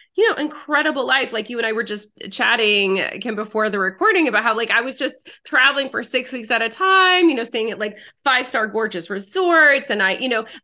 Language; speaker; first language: English; early bilingual, other home language; French